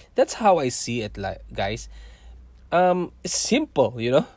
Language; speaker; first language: English; non-native, local second language; Cebuano